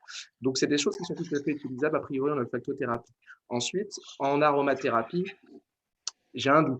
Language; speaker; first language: French; native; French